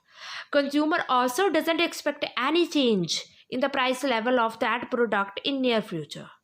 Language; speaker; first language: English; non-native, local second language; Hindi